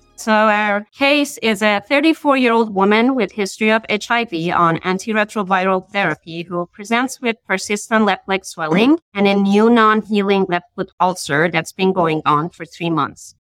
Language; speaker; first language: English; non-native, fluent; Persian